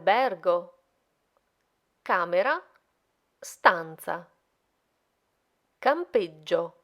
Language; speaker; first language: Italian; native; Italian